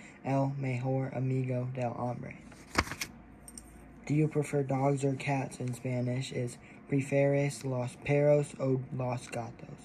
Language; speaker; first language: Spanish; non-native, learner; English